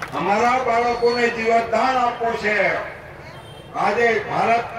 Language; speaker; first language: Gujarati; non-native, local second language; Vasavi